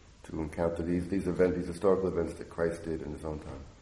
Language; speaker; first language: English; native; English